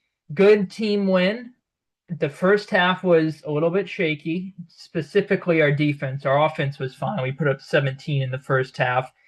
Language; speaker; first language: English; native; English